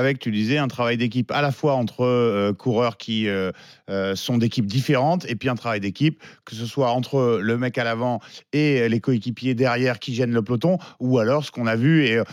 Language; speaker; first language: French; native; French